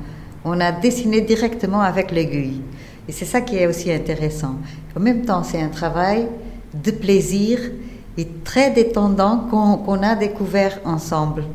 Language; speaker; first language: French; non-native, fluent; Portuguese